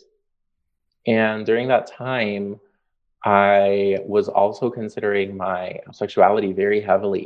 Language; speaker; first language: English; native; English